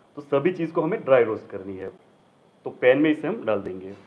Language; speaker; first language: Hindi; non-native, local second language; Gujarati